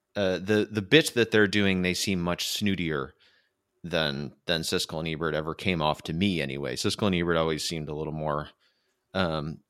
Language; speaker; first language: English; native; English